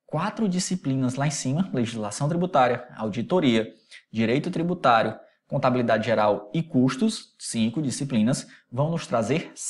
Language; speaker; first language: Portuguese; native; Portuguese